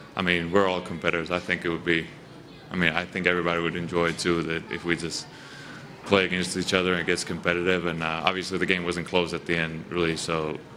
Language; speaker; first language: English; non-native, fluent; Finnish